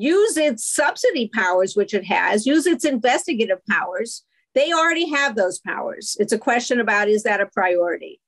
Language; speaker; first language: English; native; English